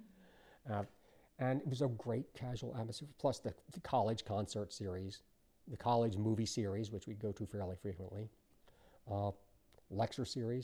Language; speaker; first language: English; native; English